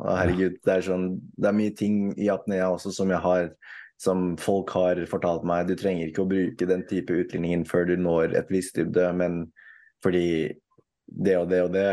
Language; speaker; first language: Norwegian; early bilingual, other home language; Filipino